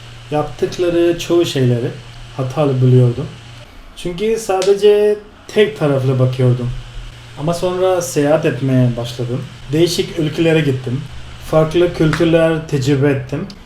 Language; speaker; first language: Turkish; non-native, fluent; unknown